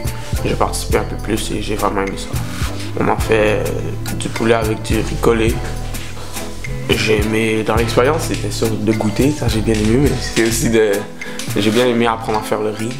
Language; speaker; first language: French; early bilingual, other home language; Haitian Creole